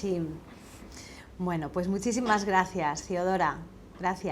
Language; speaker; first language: Spanish; native; Spanish